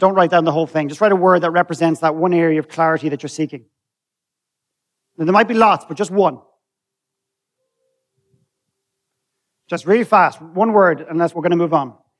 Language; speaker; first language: English; native; English